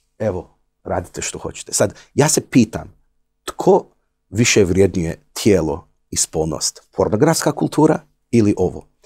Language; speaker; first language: Croatian; early bilingual, heritage; Croatian